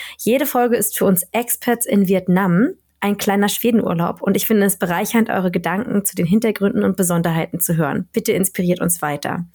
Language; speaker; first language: German; native; German